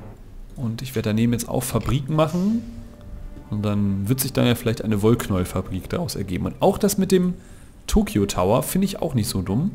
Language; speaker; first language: German; native; German